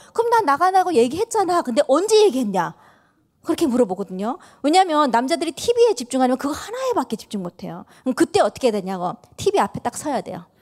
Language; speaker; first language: Korean; early bilingual, heritage; Korean